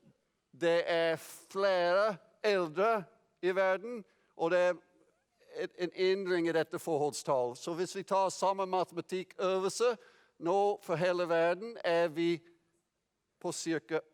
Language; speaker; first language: Norwegian; non-native, fluent; English